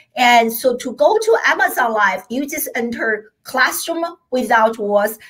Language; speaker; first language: English; non-native, fluent; Chinese